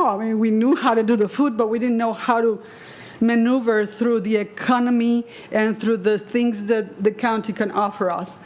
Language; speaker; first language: English; non-native, fluent; Spanish